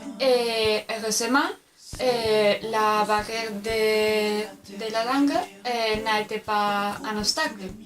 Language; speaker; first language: French; non-native, fluent; Spanish